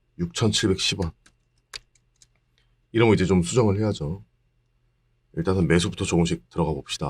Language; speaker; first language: Korean; native; Korean